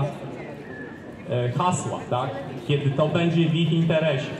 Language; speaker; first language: Polish; native; Polish